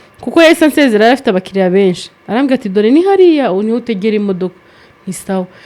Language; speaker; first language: Kinyarwanda; native; Kinyarwanda